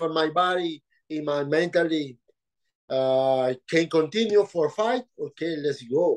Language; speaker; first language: English; non-native, learner; Spanish